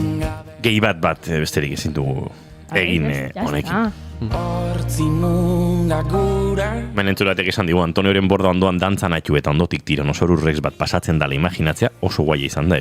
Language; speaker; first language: Basque; native; Basque